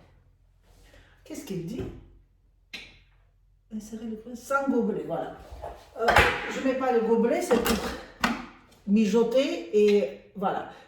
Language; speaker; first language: French; non-native, fluent; Armenian